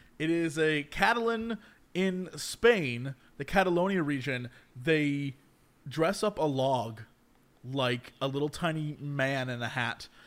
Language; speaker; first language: English; native; English